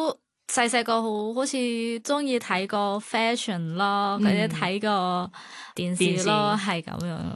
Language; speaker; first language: Cantonese; non-native, fluent; Thai